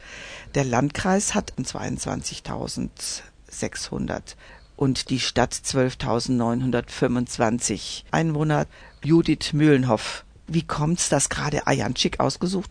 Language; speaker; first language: German; native; German